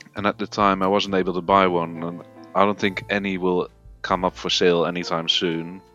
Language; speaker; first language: English; non-native, fluent; Dutch